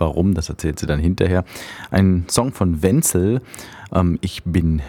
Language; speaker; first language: German; native; German